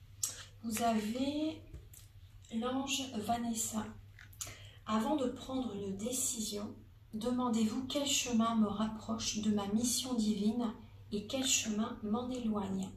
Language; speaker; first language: French; native; French